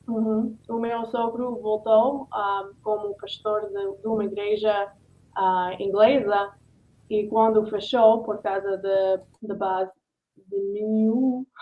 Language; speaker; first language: Portuguese; non-native, learner; English